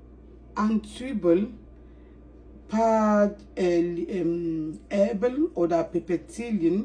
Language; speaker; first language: German; non-native, fluent; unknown